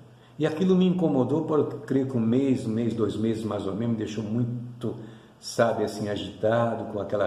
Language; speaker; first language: Portuguese; native; Portuguese